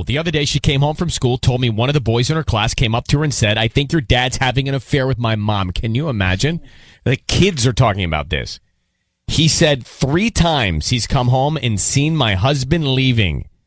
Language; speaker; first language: English; native; English